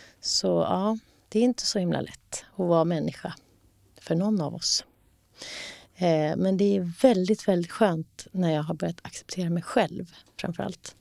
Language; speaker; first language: Swedish; native; Swedish